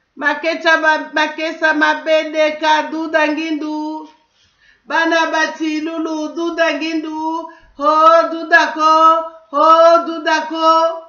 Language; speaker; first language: Lingala; non-native, local second language; Kongo